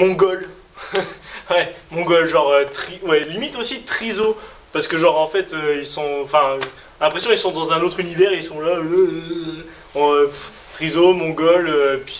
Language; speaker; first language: French; native; French